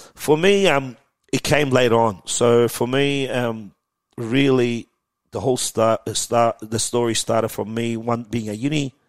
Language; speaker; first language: English; early bilingual, other home language; Persian